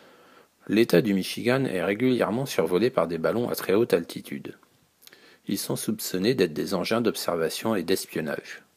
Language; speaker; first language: French; native; French